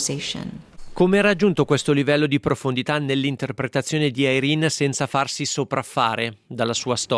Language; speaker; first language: Italian; native; Italian